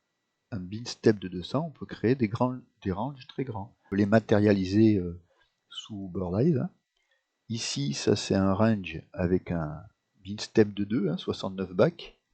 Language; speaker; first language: French; native; French